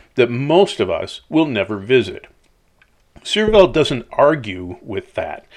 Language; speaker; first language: English; native; English